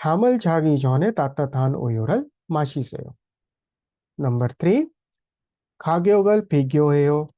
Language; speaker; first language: Korean; non-native, fluent; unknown